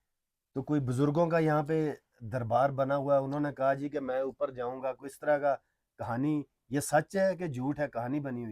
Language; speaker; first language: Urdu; non-native, local second language; Punjabi